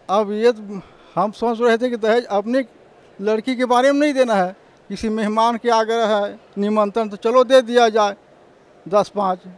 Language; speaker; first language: Hindi; native; Hindi